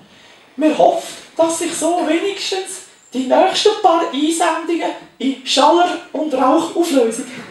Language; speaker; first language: German; native; German